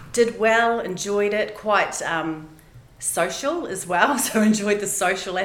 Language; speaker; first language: English; native; English